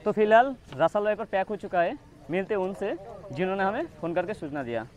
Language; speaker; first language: Hindi; non-native, local second language; Bangla